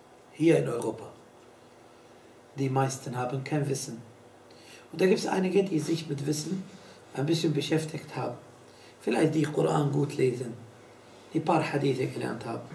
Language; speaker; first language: German; non-native, fluent; Arabic